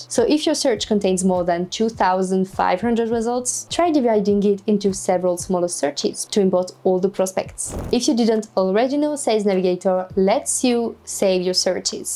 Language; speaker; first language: English; non-native, fluent; French